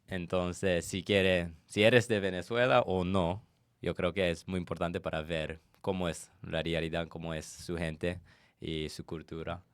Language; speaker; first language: Spanish; non-native, learner; English